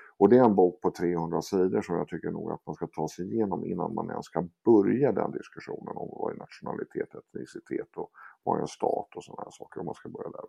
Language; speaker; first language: Swedish; native; Swedish